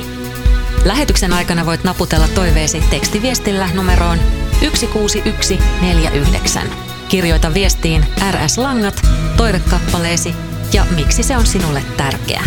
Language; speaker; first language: Finnish; native; Finnish